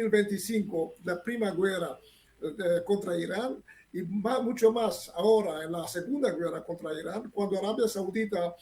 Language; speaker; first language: Spanish; non-native, fluent; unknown